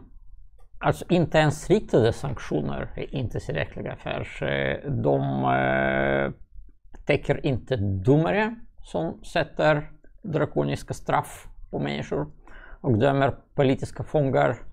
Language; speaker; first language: Swedish; non-native, fluent; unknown